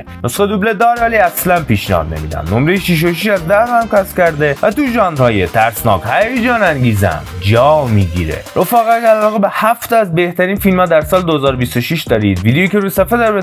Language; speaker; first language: Persian; native; Persian